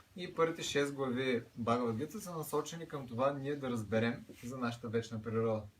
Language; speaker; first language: Bulgarian; native; Bulgarian